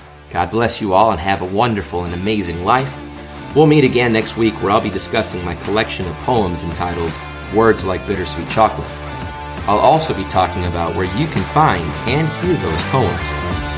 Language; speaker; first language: English; native; English